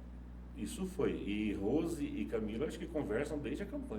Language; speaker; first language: Portuguese; native; Portuguese